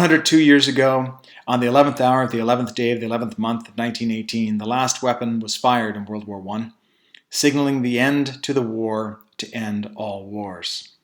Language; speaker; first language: English; native; English